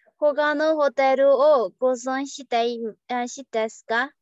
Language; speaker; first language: Japanese; non-native, learner; Burmese